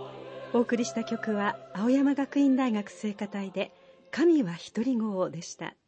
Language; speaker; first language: Japanese; native; Japanese